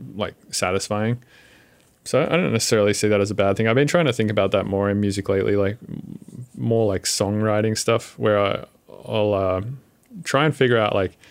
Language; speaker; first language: English; native; English